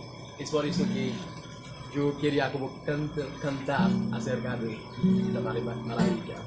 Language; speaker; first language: Spanish; non-native, learner; Haitian Creole